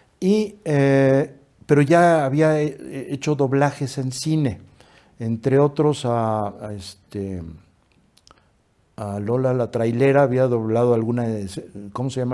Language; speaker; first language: Spanish; native; Spanish